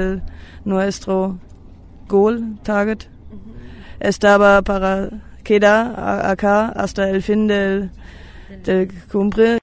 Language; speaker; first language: Spanish; non-native, learner; German